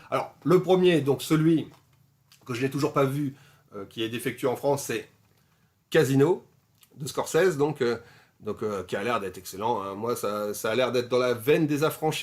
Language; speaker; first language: French; native; French